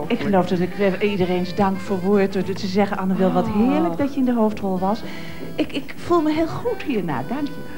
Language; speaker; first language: Dutch; native; Dutch